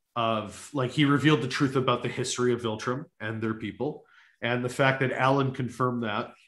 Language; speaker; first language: English; native; English